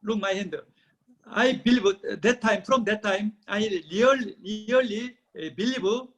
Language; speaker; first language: English; non-native, learner; Korean